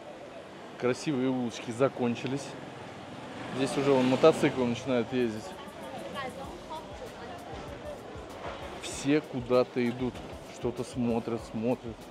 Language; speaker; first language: Russian; native; Russian